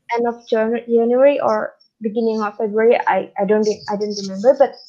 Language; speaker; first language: English; non-native, fluent; Indonesian